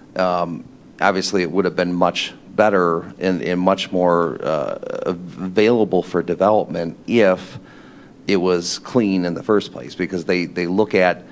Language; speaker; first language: English; native; English